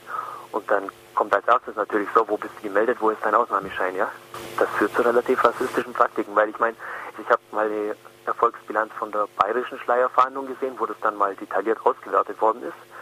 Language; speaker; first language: German; native; German